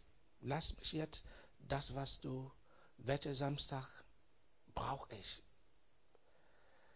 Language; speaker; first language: German; non-native, learner; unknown